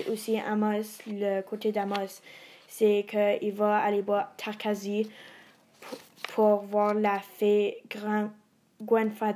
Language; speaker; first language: French; non-native, learner; English